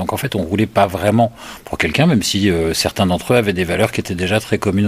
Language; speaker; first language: French; native; French